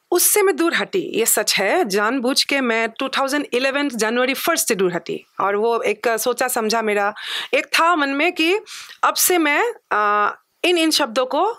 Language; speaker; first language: Hindi; non-native, local second language; Assamese